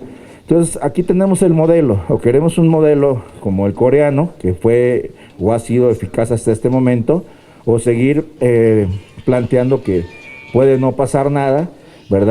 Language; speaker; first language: Spanish; native; Spanish